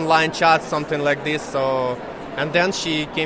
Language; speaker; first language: English; non-native, learner; Ukrainian